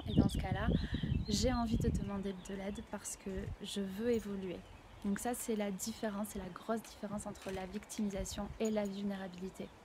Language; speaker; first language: French; native; French